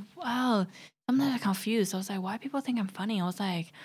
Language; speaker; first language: English; non-native, fluent; Chinese